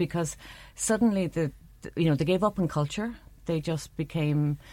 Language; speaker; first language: English; native; English